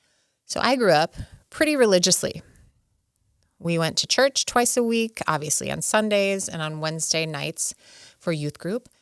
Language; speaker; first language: English; native; English